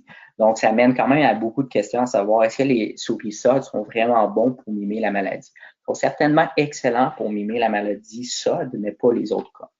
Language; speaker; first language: French; native; French